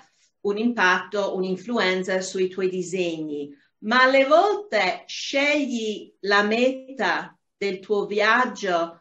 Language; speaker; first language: Italian; non-native, fluent; English